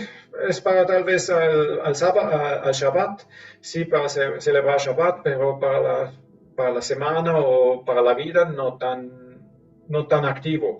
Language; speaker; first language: Spanish; non-native, fluent; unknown